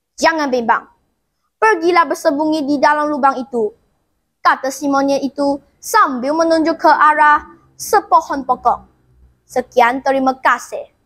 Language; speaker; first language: Malay; non-native, local second language; Chinese